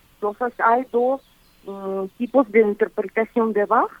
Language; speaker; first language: Spanish; non-native, fluent; Russian